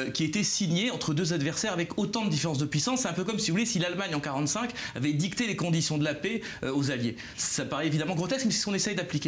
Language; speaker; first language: French; native; French